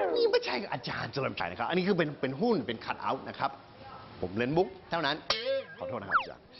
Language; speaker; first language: Thai; non-native, fluent; English